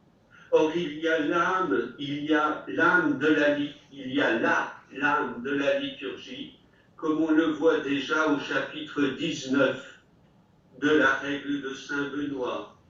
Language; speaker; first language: French; native; French